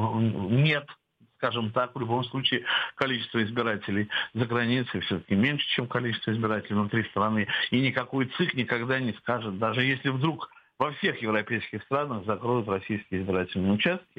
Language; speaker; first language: Russian; native; Russian